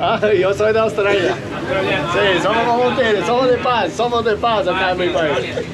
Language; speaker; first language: Spanish; non-native, learner; English